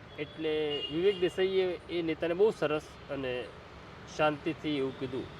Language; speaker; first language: Gujarati; non-native, local second language; Marathi